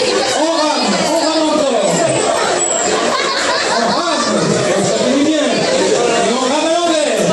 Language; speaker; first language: French; native; French